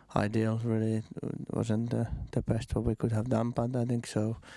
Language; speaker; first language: English; non-native, fluent; Finnish